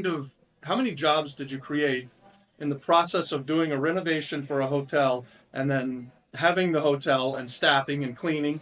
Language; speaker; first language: English; native; English